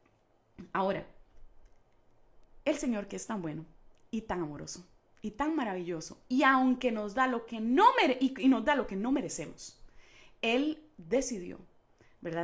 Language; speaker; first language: Spanish; native; Spanish